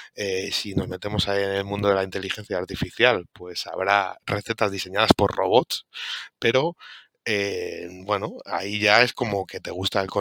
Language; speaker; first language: Spanish; native; Spanish